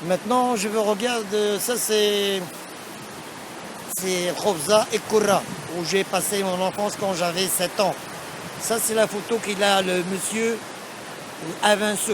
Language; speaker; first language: French; non-native, local second language; Arabic